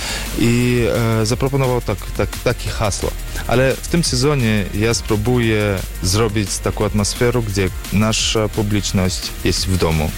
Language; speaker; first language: Polish; non-native, learner; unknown